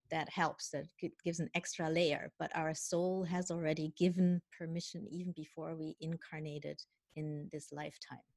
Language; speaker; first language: English; non-native, fluent; Dutch